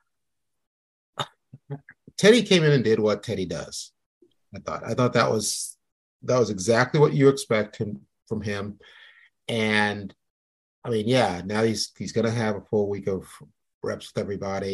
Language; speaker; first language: English; native; English